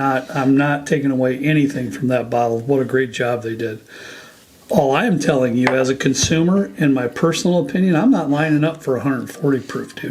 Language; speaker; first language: English; native; English